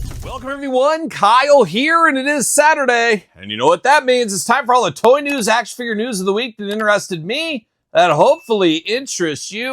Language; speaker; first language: English; native; English